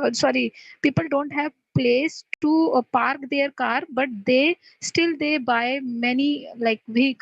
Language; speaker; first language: English; non-native, learner; Hindi